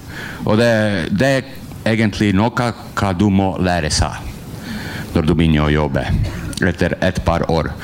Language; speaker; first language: Norwegian; non-native, learner; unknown